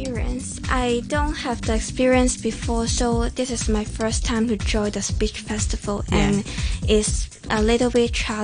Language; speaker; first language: English; non-native, learner; Cantonese